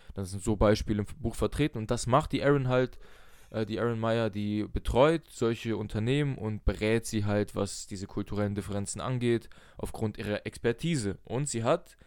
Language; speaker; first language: German; early bilingual, other home language; Russian